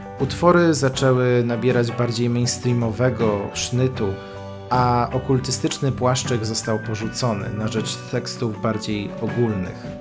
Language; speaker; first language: Polish; native; Polish